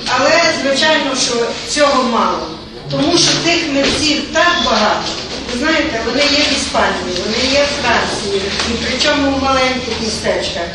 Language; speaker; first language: Ukrainian; native; Ukrainian